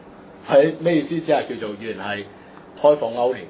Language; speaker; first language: Chinese; non-native, local second language; Cantonese